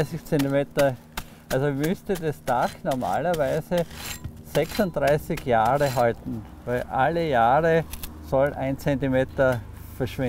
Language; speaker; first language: German; native; German